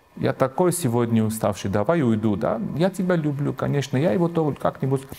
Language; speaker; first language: Russian; non-native, local second language; Armenian